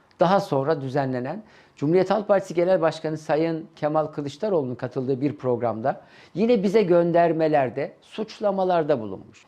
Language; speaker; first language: Turkish; native; Turkish